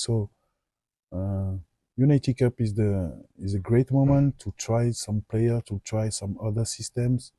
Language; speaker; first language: English; non-native, learner; French